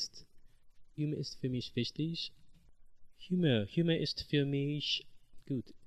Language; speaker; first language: German; non-native, learner; English